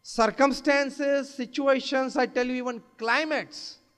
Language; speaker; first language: English; non-native, local second language; Gujarati